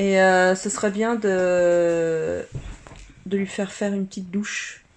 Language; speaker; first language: French; native; French